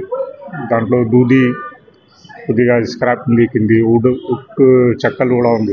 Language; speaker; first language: Telugu; non-native, local second language; Urdu